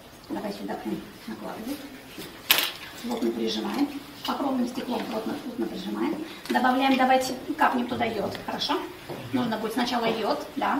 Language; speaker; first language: Russian; native; Russian